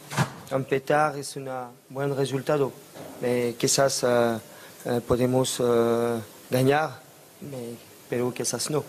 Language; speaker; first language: Spanish; non-native, learner; French